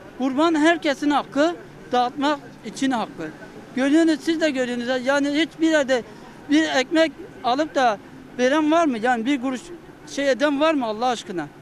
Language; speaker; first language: Turkish; native; Turkish